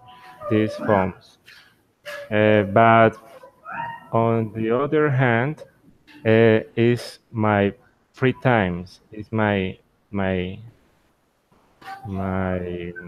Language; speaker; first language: English; non-native, learner; Spanish